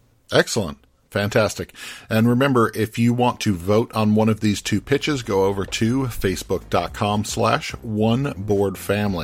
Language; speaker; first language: English; native; English